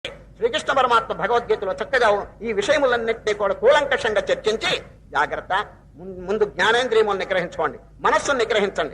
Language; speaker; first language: Telugu; native; Telugu